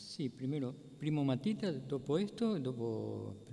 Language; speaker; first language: Italian; non-native, learner; Spanish